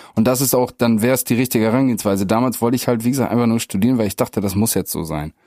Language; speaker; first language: German; native; German